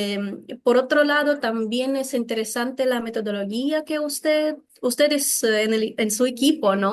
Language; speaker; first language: Spanish; non-native, fluent; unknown